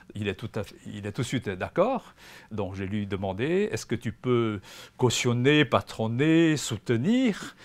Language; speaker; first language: French; non-native, fluent; Chinese